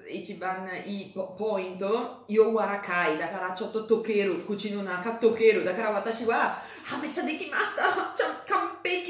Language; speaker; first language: Japanese; non-native, learner; Italian